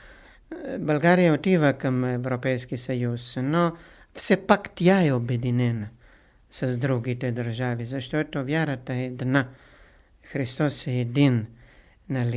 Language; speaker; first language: Bulgarian; non-native, fluent; Italian